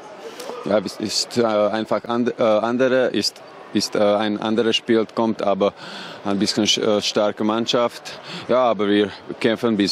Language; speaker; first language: German; non-native, learner; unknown